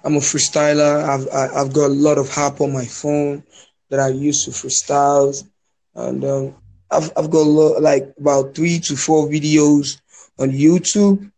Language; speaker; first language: English; non-native, local second language; Yoruba